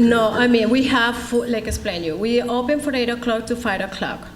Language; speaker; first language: English; non-native, learner; Spanish